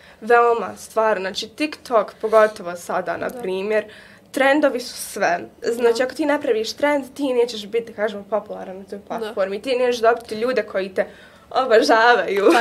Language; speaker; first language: Bosnian; native; Bosnian